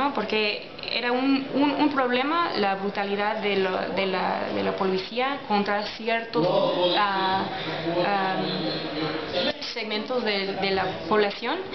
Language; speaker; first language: Spanish; non-native, learner; English